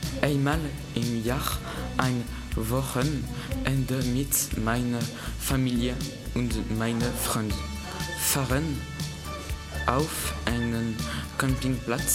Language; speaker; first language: German; non-native, learner; French